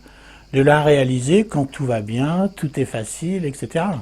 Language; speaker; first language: French; native; French